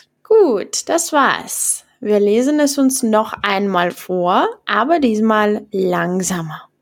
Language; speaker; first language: German; non-native, fluent; Czech